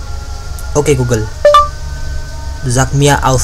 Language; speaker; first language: German; non-native, learner; Indonesian